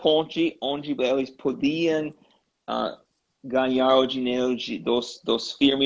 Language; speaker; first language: Portuguese; non-native, learner; English